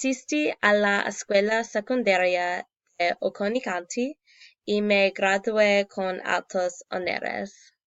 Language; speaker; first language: Spanish; non-native, learner; English